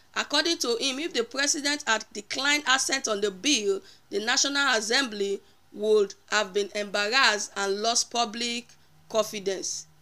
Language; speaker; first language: Nigerian Pidgin; native; Nigerian Pidgin